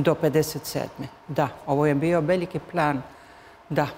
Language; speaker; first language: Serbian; early bilingual, heritage; Spanish